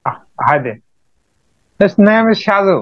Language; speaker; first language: English; non-native, learner; Bangla